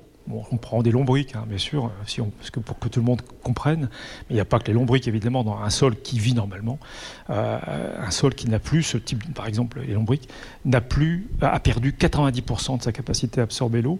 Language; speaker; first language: French; native; French